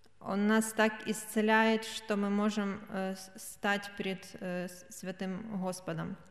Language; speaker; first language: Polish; non-native, learner; Russian